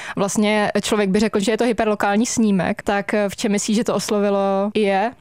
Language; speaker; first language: Czech; native; Czech